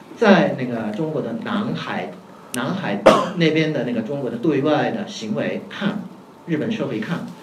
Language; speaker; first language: Chinese; non-native, fluent; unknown